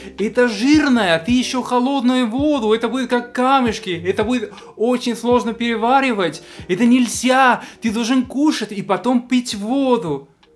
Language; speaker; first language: Russian; non-native, fluent; Spanish